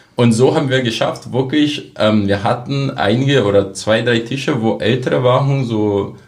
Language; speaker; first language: German; non-native, fluent; Portuguese